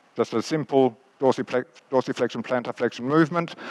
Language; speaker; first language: English; native; English